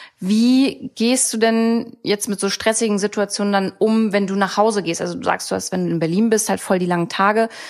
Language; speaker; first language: German; native; German